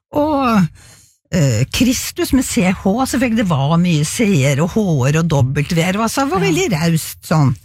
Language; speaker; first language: Norwegian; native; Norwegian